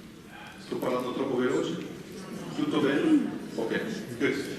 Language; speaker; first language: Italian; non-native, fluent; Dutch